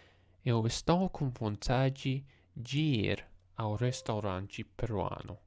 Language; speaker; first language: Portuguese; non-native, learner; English